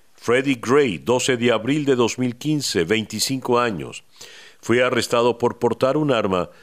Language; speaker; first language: Spanish; native; Spanish